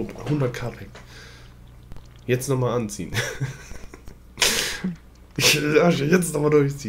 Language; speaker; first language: German; native; German